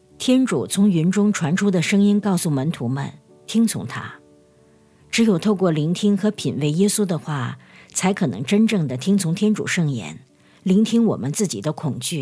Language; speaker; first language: Chinese; native; Chinese